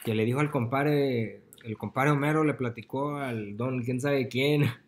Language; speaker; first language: Spanish; early bilingual, heritage; Spanish